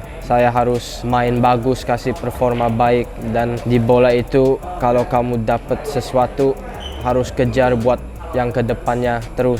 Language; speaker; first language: Indonesian; early bilingual, heritage; English